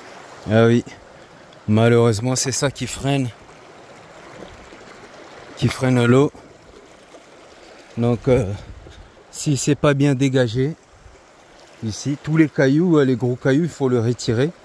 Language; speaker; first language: French; non-native, local second language; Comorian